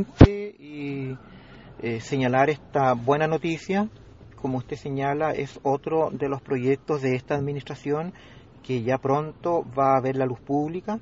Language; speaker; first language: Spanish; native; Spanish